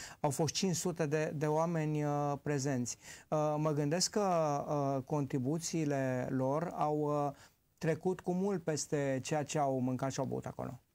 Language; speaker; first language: Romanian; native; Romanian